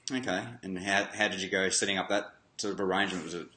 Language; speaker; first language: English; native; English